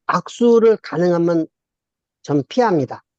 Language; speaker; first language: Korean; native; Korean